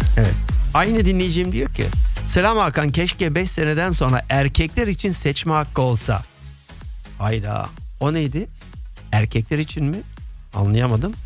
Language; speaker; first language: Turkish; early bilingual, heritage; Turkish